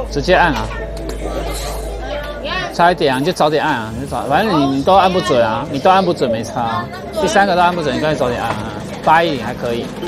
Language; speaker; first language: Chinese; native; Chinese